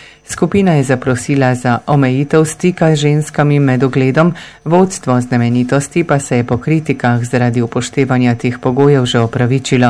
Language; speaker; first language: Slovenian; native; Slovenian